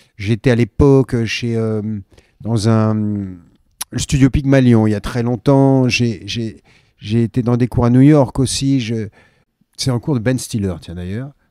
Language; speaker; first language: French; native; French